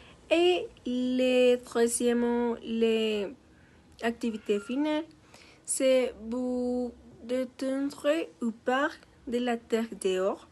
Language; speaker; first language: French; non-native, learner; Spanish